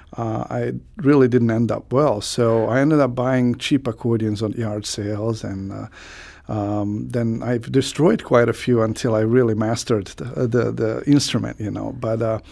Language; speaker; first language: English; non-native, fluent; Croatian